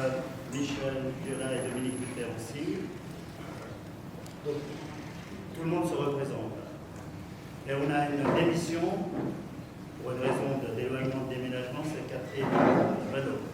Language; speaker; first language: French; native; French